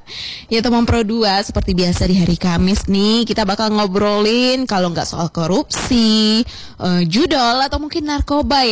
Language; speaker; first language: Indonesian; native; Indonesian